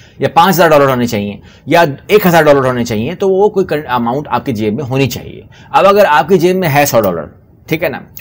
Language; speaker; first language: Urdu; non-native, local second language; Punjabi